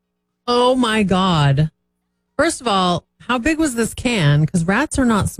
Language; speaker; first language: English; native; English